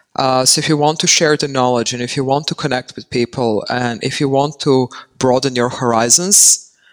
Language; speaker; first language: English; non-native, fluent; Serbian